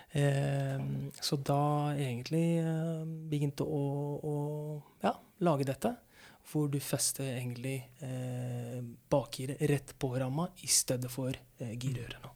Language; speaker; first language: Norwegian; non-native, fluent; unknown